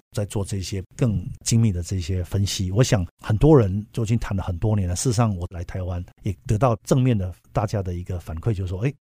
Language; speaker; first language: Chinese; native; Chinese